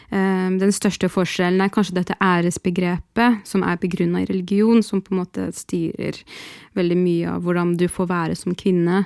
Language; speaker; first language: Norwegian; early bilingual, other home language; Arabic